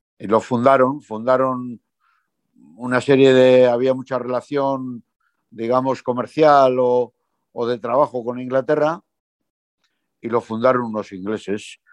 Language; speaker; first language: Spanish; native; Spanish